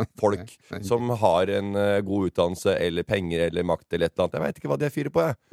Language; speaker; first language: Norwegian; native; Norwegian